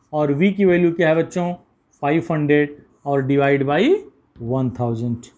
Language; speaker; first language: Hindi; native; Hindi